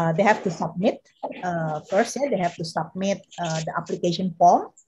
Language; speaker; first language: English; non-native, fluent; Indonesian